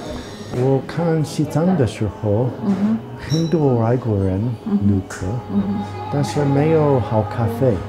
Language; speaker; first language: Chinese; non-native, learner; English